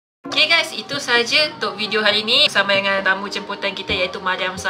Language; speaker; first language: Malay; native; Malay